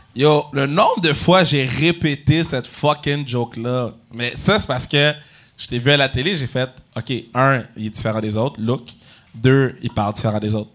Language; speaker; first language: French; native; French